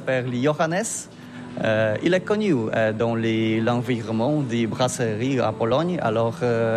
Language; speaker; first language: French; non-native, learner; Polish